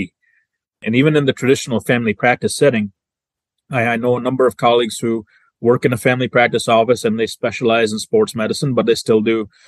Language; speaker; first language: English; native; English